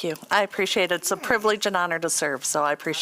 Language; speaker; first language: English; native; English